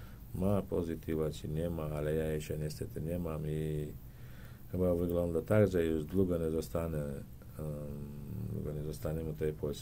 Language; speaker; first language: Polish; non-native, learner; Turkmen